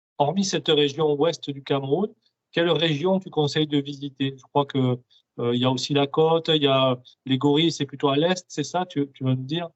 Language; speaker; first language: French; native; French